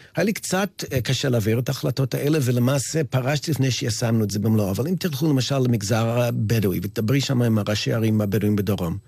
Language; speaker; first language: Hebrew; non-native, fluent; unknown